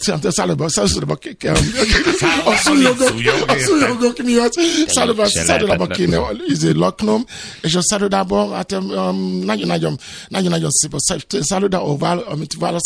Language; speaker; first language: Hungarian; non-native, learner; Yoruba